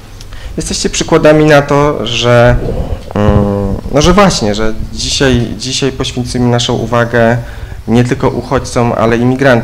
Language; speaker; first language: Polish; native; Polish